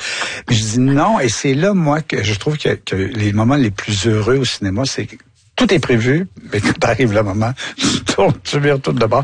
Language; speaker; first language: French; native; French